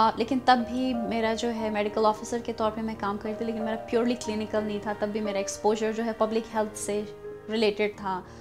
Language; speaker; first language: Urdu; non-native, local second language; Baluchi